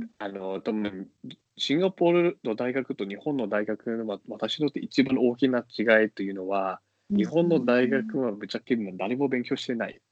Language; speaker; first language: Japanese; non-native, fluent; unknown